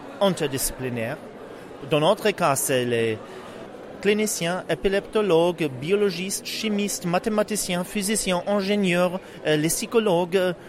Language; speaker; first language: French; non-native, fluent; Czech